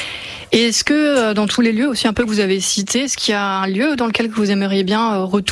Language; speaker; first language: French; native; French